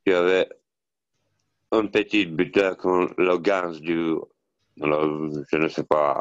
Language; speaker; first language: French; non-native, learner; Italian